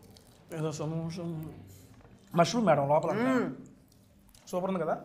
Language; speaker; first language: Telugu; native; Telugu